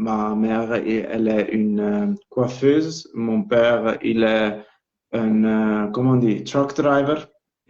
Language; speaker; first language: French; non-native, local second language; Italian